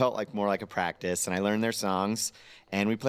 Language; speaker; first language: English; native; English